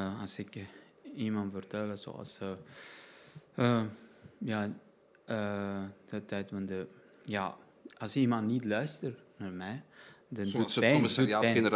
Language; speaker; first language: Dutch; non-native, learner; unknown